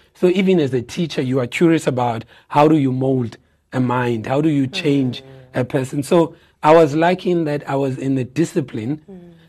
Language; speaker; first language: English; non-native, local second language; Xhosa